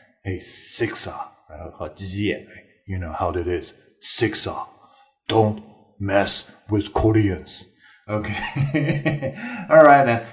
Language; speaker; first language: English; non-native, fluent; Chinese